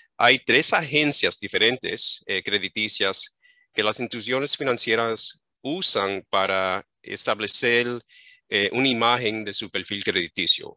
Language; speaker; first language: Spanish; early bilingual, heritage; English